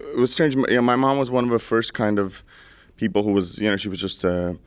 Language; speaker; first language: English; early bilingual, other home language; Russian